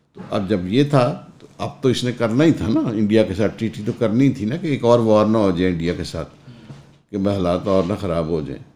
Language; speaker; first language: Urdu; non-native, local second language; Punjabi